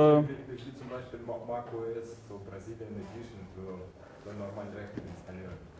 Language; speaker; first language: German; non-native, fluent; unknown